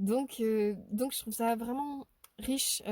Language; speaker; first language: French; native; French